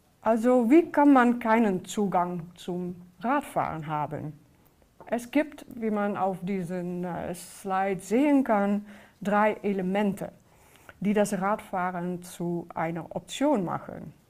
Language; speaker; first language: German; non-native, fluent; Dutch